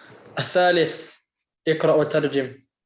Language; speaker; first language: Arabic; non-native, fluent; English